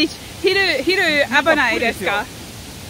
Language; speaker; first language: Japanese; non-native, learner; English